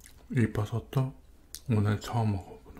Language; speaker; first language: Korean; non-native, fluent; Dutch